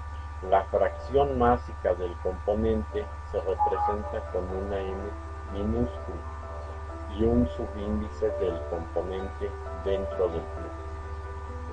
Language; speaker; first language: Spanish; native; Spanish